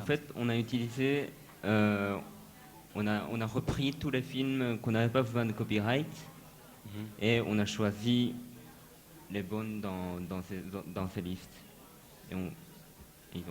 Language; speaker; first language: French; non-native, fluent; Japanese